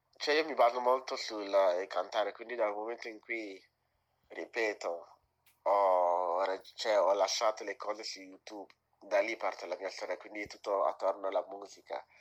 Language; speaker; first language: Italian; early bilingual, other home language; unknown